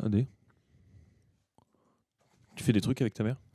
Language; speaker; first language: French; native; French